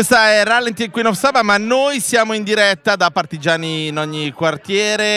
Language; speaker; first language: Italian; native; Italian